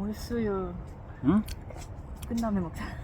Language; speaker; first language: Korean; non-native, learner; Vietnamese